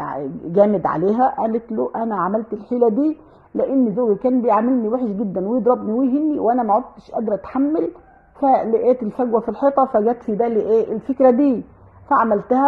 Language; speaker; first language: Arabic; native; Arabic